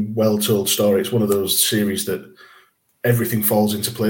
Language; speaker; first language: English; native; English